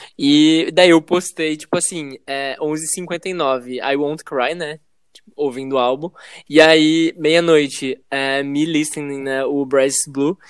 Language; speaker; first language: Portuguese; native; Portuguese